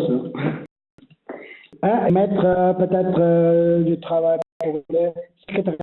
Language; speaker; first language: French; non-native, learner; Spanish